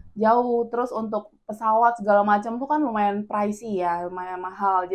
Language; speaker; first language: Indonesian; non-native, local second language; Tetum